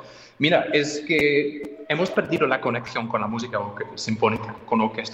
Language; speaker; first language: Spanish; non-native, fluent; English